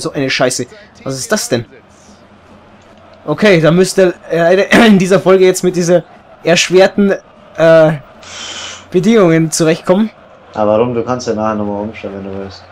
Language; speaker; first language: German; native; German